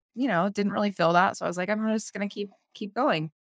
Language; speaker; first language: English; native; English